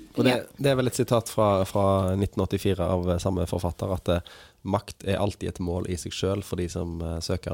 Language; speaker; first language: Norwegian; native; Norwegian